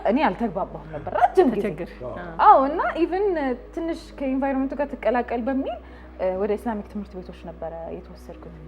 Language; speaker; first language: Amharic; early bilingual, heritage; Arabic